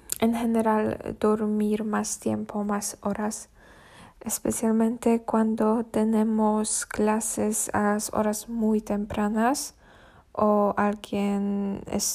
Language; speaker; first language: Spanish; non-native, learner; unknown